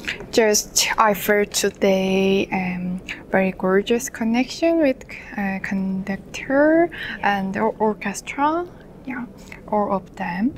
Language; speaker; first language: English; non-native, learner; Korean